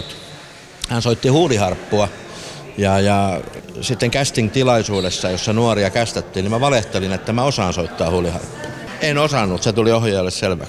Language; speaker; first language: Finnish; native; Finnish